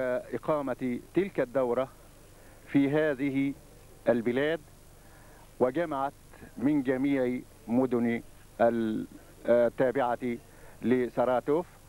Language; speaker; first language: Arabic; non-native, fluent; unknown